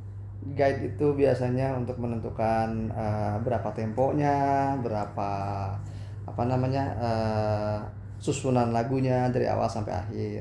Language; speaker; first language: Indonesian; native; Indonesian